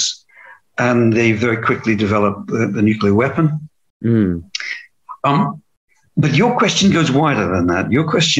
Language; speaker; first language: English; native; English